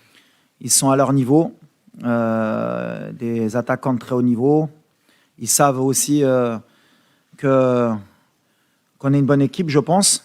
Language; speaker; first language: French; native; French